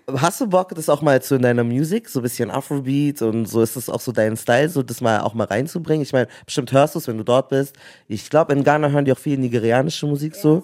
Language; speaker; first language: German; native; German